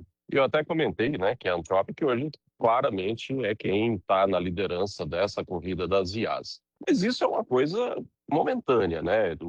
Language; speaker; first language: Portuguese; native; Portuguese